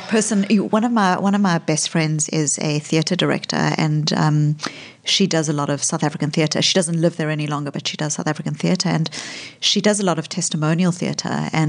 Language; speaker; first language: English; native; English